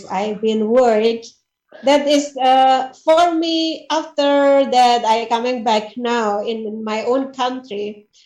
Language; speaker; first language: English; non-native, learner; Indonesian